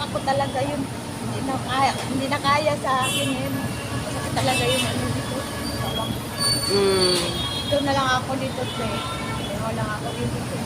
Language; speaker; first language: Filipino; non-native, local second language; Cebuano